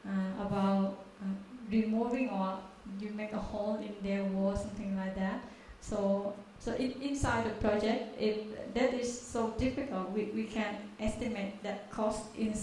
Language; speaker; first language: English; non-native, learner; Vietnamese